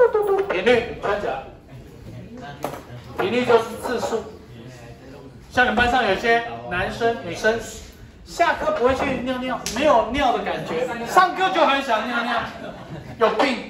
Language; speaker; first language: Chinese; native; Chinese